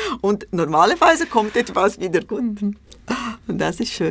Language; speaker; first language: German; non-native, learner; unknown